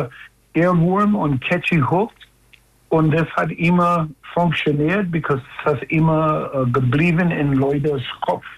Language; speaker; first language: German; non-native, learner; English